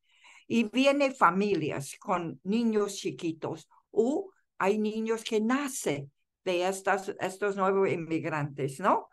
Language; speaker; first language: Spanish; non-native, fluent; Chinese